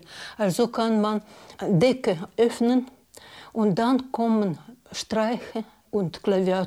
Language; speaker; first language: German; non-native, learner; Russian